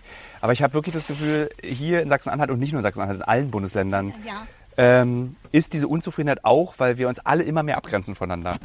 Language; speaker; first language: German; native; German